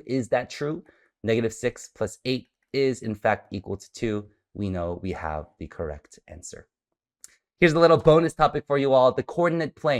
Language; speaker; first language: English; native; English